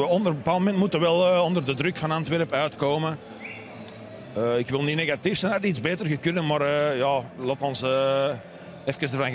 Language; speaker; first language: Dutch; native; Dutch